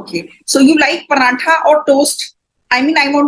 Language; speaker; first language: English; non-native, fluent; Hindi